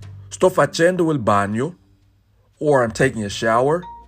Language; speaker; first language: Italian; non-native, learner; English